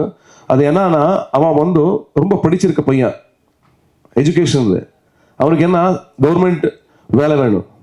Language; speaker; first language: Tamil; non-native, local second language; Kannada